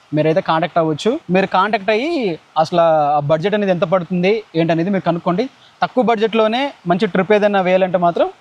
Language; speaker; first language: Telugu; non-native, local second language; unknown